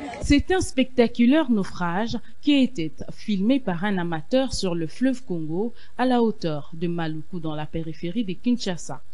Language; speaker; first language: French; non-native, local second language; Lingala